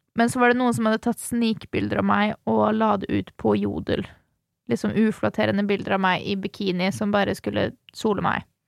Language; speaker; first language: Norwegian; early bilingual, other home language; Swedish